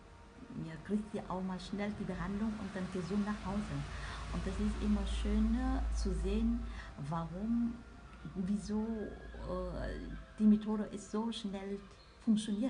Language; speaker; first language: German; non-native, learner; Vietnamese